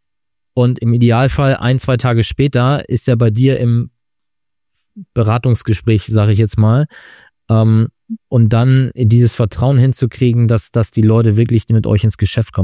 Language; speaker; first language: German; native; German